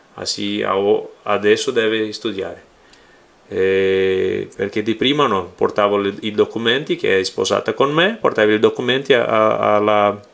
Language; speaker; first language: Italian; non-native, learner; Portuguese